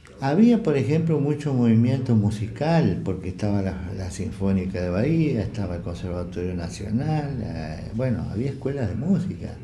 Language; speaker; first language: Spanish; native; Spanish